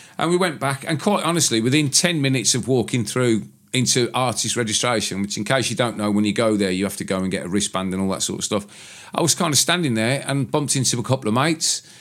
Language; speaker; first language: English; native; English